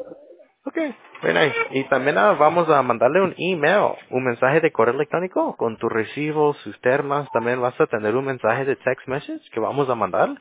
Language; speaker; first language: Spanish; early bilingual, heritage; English